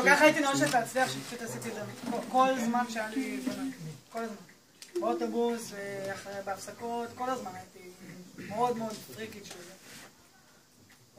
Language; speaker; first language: Hebrew; native; Hebrew